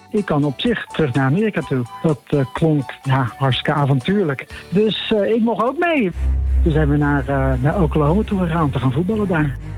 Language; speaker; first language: Dutch; native; Dutch